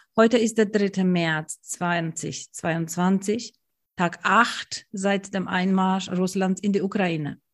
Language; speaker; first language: German; native; German